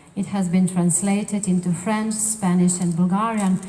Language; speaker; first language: English; non-native, fluent; Slovenian